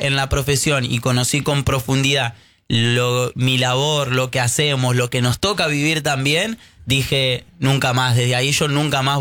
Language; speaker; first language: Spanish; native; Spanish